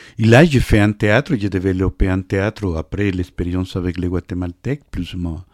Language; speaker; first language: French; non-native, fluent; Spanish